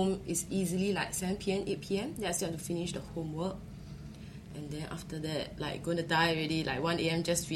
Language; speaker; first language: English; early bilingual, other home language; Chinese